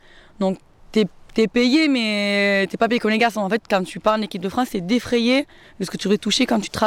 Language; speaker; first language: French; native; French